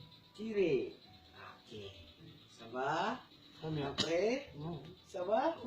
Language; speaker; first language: French; non-native, learner; Indonesian